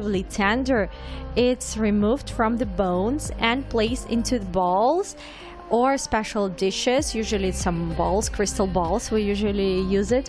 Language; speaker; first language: English; non-native, fluent; Ukrainian